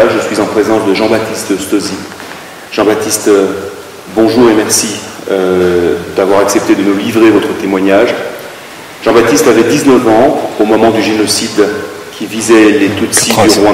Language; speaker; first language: French; native; French